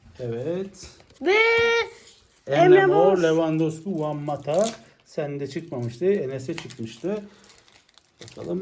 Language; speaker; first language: Turkish; native; Turkish